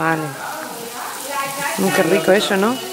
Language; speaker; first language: Spanish; native; Spanish